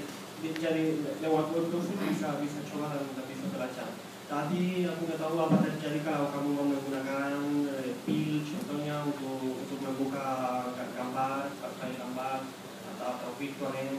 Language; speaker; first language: Indonesian; non-native, fluent; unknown